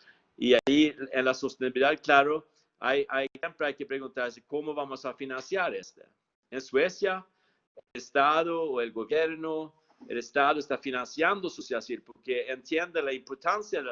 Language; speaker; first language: Spanish; non-native, fluent; Swedish